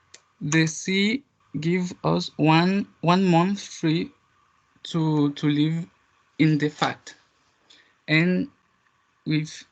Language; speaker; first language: English; non-native, learner; Spanish